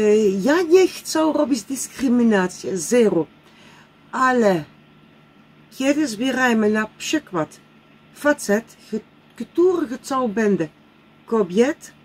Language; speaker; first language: Polish; non-native, learner; Dutch